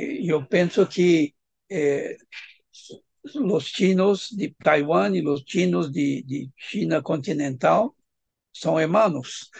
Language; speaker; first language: Spanish; non-native, fluent; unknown